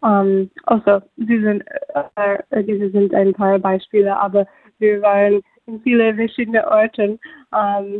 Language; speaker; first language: German; non-native, fluent; English